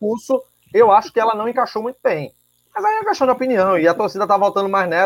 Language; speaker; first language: Portuguese; native; Portuguese